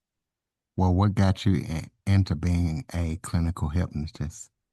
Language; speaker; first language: English; native; English